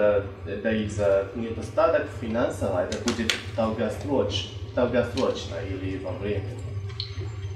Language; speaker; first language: Russian; non-native, learner; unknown